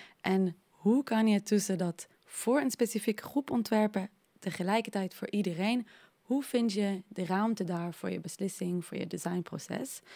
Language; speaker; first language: Dutch; non-native, fluent; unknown